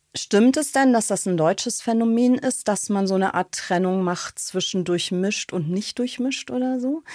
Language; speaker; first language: German; early bilingual, other home language; Russian